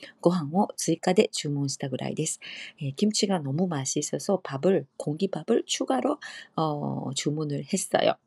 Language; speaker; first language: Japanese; native; Japanese